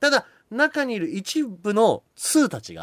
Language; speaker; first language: Japanese; native; Japanese